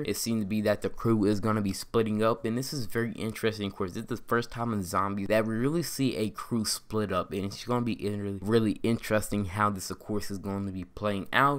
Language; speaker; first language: English; native; English